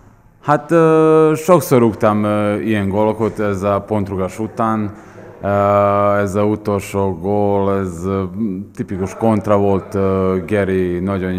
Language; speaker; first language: Hungarian; non-native, learner; Serbian